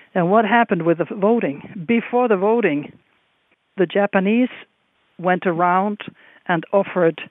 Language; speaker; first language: English; non-native, fluent; Finnish